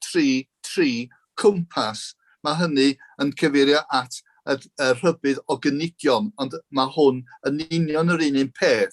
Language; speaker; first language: Welsh; native; Welsh